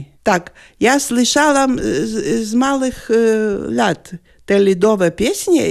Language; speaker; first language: Polish; non-native, fluent; Lithuanian